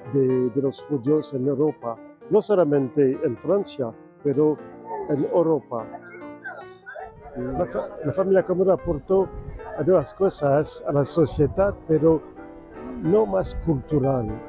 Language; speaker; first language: Spanish; non-native, fluent; French